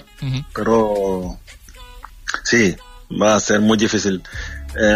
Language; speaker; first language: Spanish; non-native, learner; French